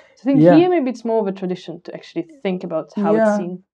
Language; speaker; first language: English; non-native, fluent; Russian